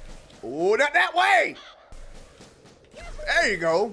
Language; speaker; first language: English; native; English